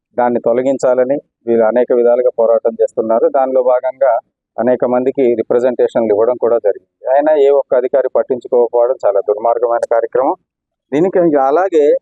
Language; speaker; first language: Telugu; native; Telugu